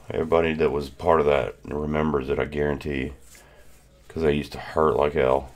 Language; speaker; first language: English; native; English